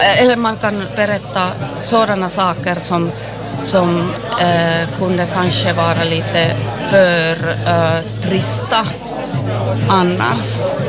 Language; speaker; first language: Swedish; non-native, fluent; Finnish